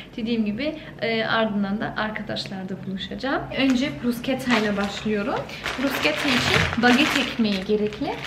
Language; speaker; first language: Turkish; early bilingual, heritage; Turkish